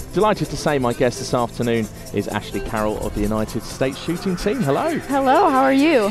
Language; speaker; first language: English; native; English